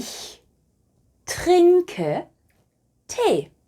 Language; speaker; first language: German; non-native, fluent; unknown